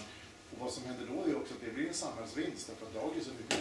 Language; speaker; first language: Swedish; native; Swedish